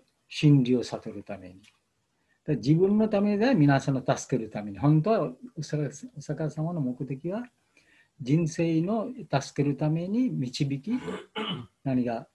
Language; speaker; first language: Japanese; non-native, fluent; Bangla